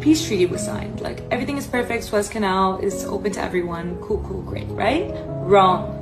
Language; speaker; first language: English; native; English